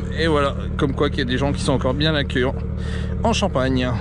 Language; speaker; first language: French; native; French